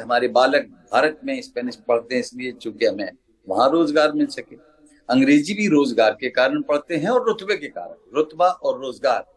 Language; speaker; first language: Hindi; native; Hindi